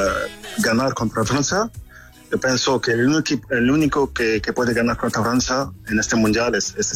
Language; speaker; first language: Spanish; non-native, fluent; French